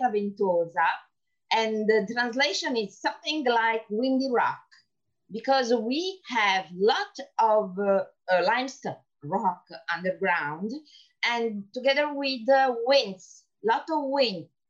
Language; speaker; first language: English; non-native, fluent; Italian